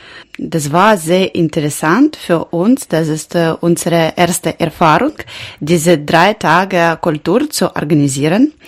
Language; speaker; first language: German; non-native, learner; Ukrainian